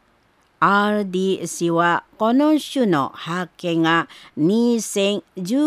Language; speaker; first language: Japanese; non-native, fluent; Indonesian